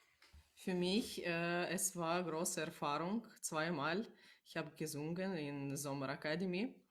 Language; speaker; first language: German; non-native, learner; Russian